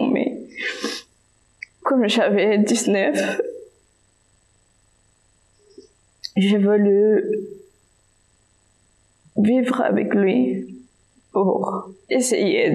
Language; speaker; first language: French; non-native, fluent; Spanish